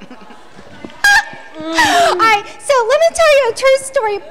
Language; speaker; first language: English; native; English